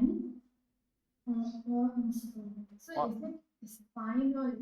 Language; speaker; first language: French; non-native, learner; Hindi